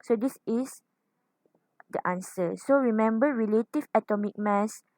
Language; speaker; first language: English; non-native, local second language; Malay